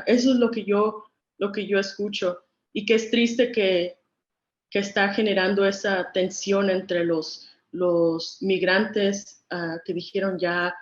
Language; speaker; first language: Spanish; early bilingual, other home language; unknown